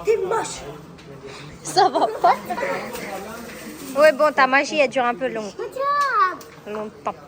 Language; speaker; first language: French; native; French